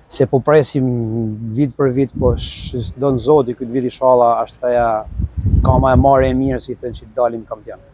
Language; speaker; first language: Albanian; native; Albanian